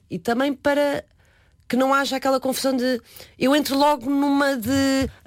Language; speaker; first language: Portuguese; early bilingual, other home language; Chinese